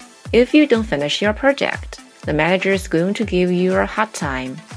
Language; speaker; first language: English; non-native, fluent; Chinese